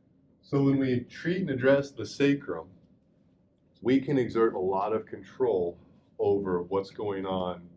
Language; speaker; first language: English; native; English